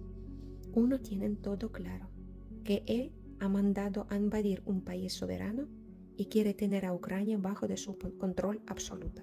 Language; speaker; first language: Spanish; non-native, fluent; Ukrainian